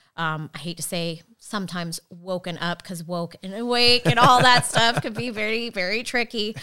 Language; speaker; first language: English; native; English